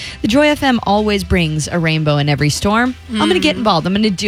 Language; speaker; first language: English; native; English